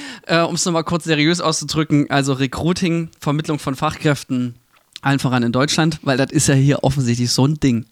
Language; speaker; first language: German; native; German